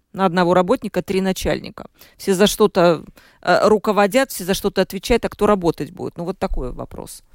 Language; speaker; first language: Russian; native; Russian